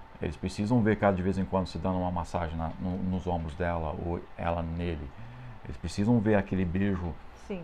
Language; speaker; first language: Portuguese; non-native, fluent; English